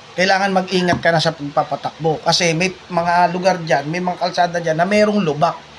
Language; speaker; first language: Filipino; non-native, local second language; Bikol